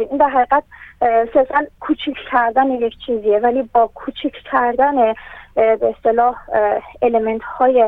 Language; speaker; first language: Persian; native; Persian